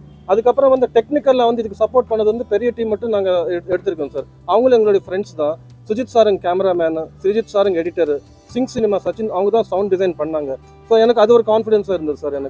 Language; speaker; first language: Tamil; non-native, local second language; Telugu